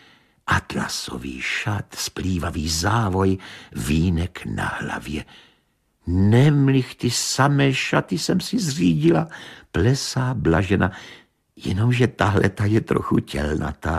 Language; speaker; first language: Czech; native; Czech